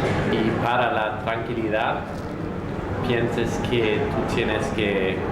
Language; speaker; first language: Spanish; non-native, fluent; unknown